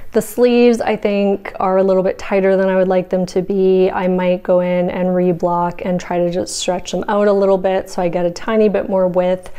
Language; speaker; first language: English; native; English